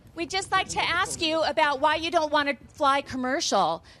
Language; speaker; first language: English; native; English